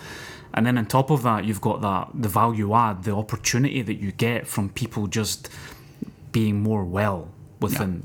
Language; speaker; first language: English; native; English